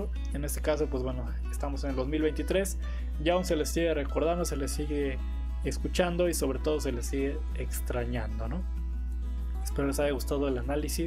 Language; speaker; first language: Spanish; native; Spanish